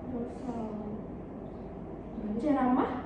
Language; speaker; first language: Indonesian; native; Indonesian